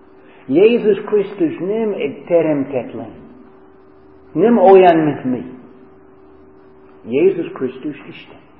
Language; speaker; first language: Hungarian; non-native, fluent; English